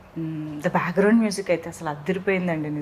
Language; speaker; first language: Telugu; native; Telugu